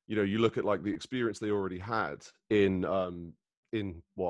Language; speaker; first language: English; native; English